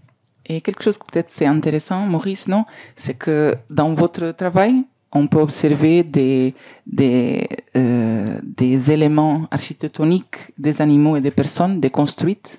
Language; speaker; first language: French; non-native, learner; Spanish